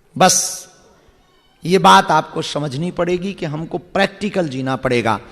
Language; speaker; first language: Hindi; native; Hindi